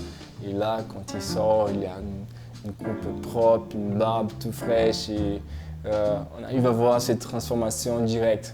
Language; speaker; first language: French; non-native, fluent; Portuguese